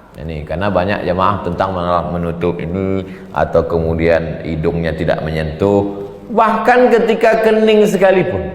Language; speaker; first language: Indonesian; native; Indonesian